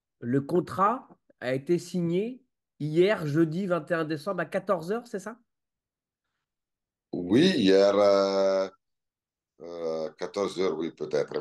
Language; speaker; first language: French; non-native, learner; Italian